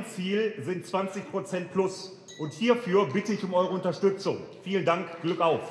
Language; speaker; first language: German; native; German